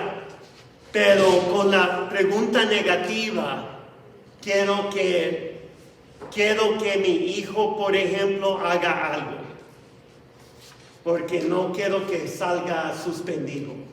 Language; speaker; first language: Spanish; non-native, fluent; English